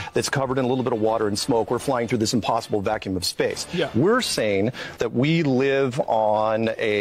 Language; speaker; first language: English; native; English